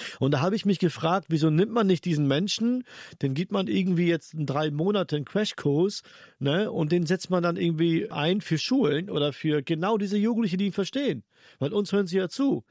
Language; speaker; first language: German; early bilingual, other home language; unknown